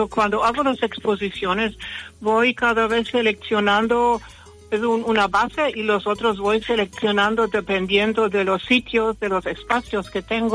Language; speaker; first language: Spanish; early bilingual, other home language; German